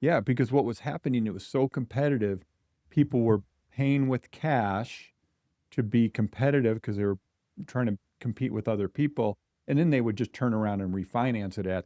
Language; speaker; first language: English; native; English